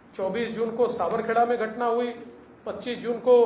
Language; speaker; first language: Hindi; non-native, local second language; Marathi